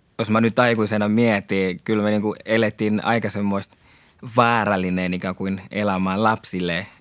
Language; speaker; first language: Finnish; early bilingual, other home language; Portuguese